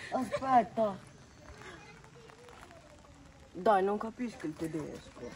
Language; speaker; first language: Italian; early bilingual, other home language; Filipino